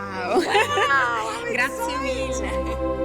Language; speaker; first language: Italian; native; Italian